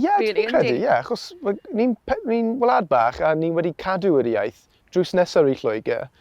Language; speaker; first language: Welsh; non-native, local second language; English